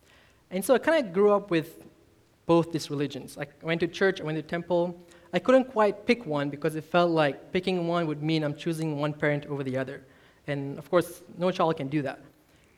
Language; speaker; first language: English; non-native, local second language; Tamil